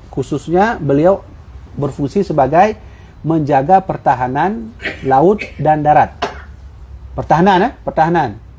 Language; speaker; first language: Malay; non-native, local second language; Achinese